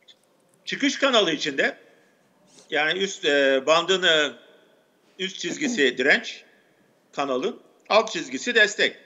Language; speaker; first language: Turkish; native; Turkish